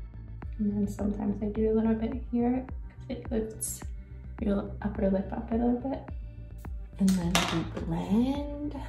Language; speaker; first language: English; non-native, fluent; Swedish